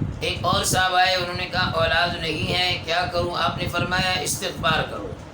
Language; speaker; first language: Urdu; non-native, local second language; Pashto